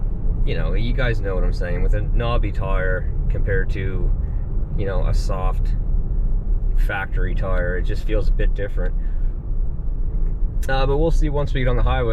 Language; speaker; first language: English; native; English